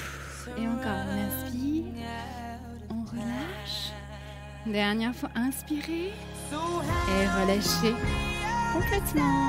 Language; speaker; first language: French; native; French